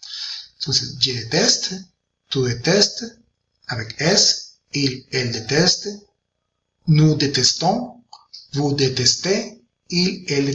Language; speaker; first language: French; non-native, fluent; Spanish